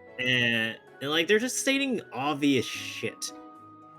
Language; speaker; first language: English; native; English